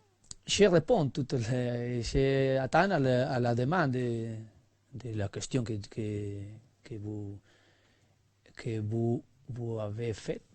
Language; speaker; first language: French; non-native, learner; Spanish